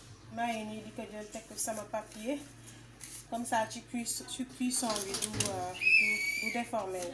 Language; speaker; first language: French; non-native, local second language; Wolof